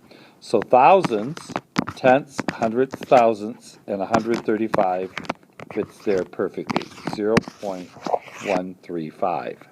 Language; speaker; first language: English; native; English